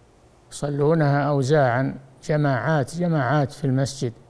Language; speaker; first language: Arabic; native; Arabic